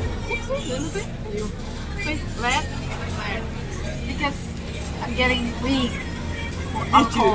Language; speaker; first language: English; non-native, learner; Japanese